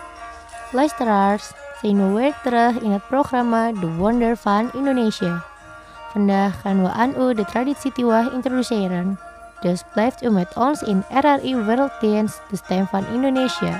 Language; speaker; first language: Dutch; non-native, fluent; Indonesian